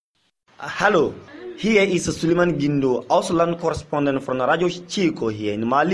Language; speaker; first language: German; non-native, learner; Bambara